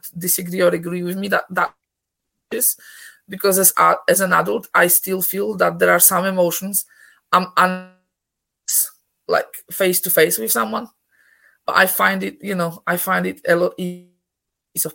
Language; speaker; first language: English; non-native, fluent; Polish